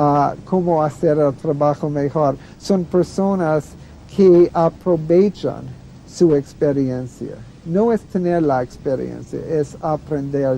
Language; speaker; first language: Spanish; non-native, fluent; English